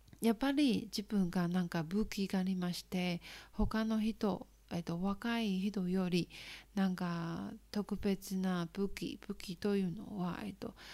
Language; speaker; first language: Japanese; non-native, learner; Chinese